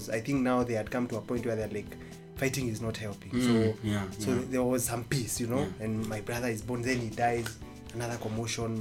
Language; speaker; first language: English; non-native, local second language; Embu